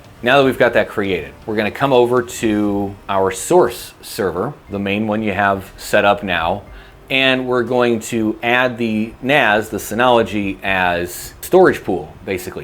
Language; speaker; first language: English; native; English